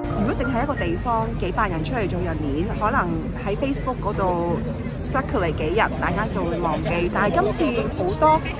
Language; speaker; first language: Chinese; non-native, local second language; Cantonese